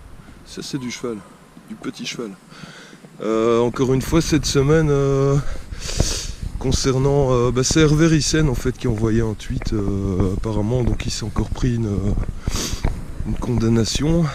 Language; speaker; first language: French; native; French